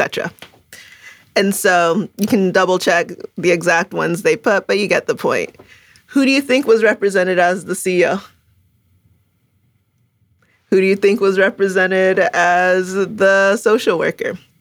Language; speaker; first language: English; early bilingual, other home language; Akan